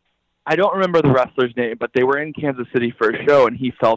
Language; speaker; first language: English; native; English